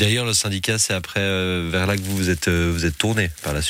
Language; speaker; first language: French; native; French